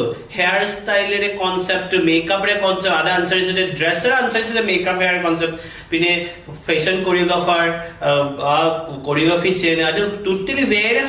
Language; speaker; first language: Malayalam; non-native, fluent; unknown